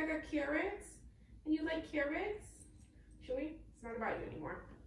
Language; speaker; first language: English; native; English